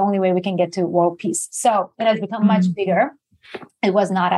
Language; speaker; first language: English; non-native, fluent; Persian